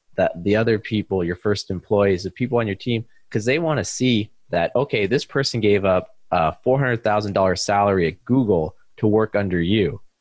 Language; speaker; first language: English; native; English